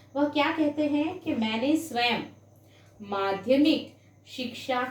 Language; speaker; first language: Hindi; non-native, local second language; Gujarati